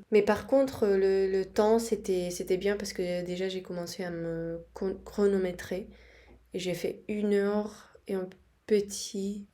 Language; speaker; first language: French; non-native, fluent; Spanish